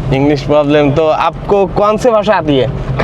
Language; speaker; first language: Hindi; non-native, learner; Bangla